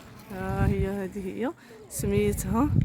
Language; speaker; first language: Arabic; native; Arabic